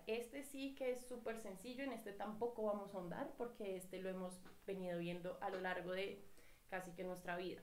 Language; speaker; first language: Spanish; native; Spanish